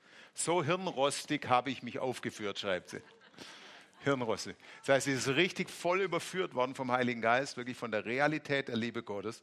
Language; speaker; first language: German; native; German